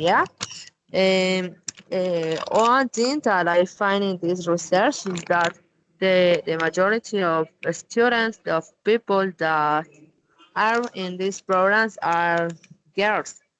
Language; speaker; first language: English; non-native, learner; Spanish